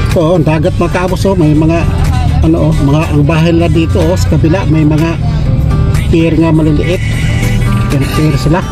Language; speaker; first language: Filipino; non-native, local second language; Cebuano